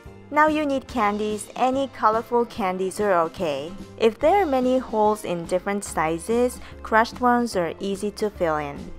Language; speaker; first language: English; non-native, fluent; Japanese